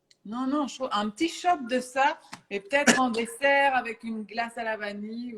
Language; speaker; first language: French; native; French